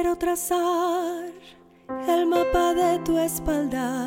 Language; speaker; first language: English; non-native, fluent; Spanish